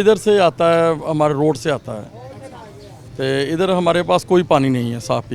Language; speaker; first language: Hindi; non-native, local second language; Punjabi